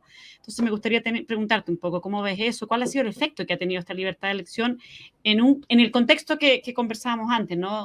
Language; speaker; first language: Spanish; native; Spanish